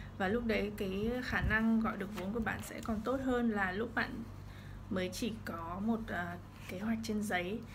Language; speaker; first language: Vietnamese; early bilingual, heritage; Vietnamese